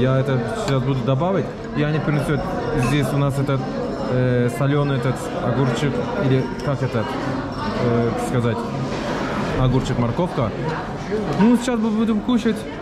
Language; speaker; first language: Russian; non-native, learner; Turkish